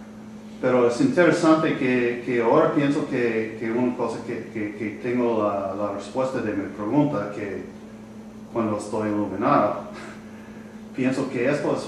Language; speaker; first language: Spanish; non-native, learner; English